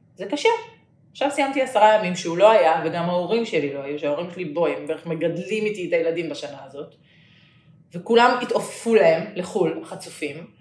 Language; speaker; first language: Hebrew; native; Hebrew